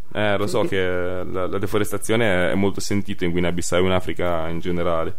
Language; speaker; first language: Italian; native; Italian